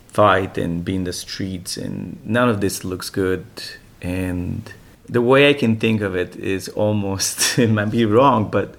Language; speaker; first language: English; non-native, fluent; Romanian